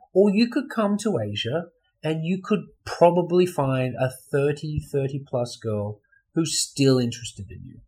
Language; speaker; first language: English; native; English